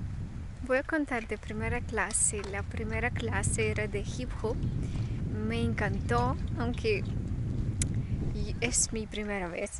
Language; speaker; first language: Spanish; non-native, fluent; Russian